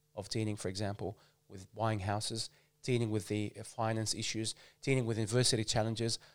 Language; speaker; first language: English; non-native, fluent; Arabic